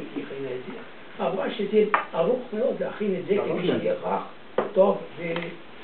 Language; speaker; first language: Hebrew; non-native, learner; French